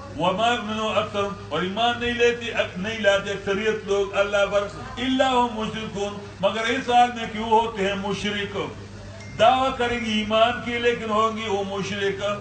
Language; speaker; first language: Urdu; non-native, local second language; Pashto